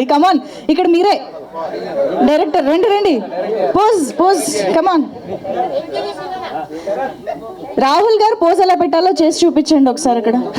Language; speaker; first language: Telugu; native; Telugu